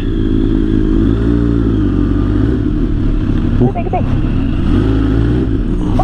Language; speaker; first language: Japanese; native; Japanese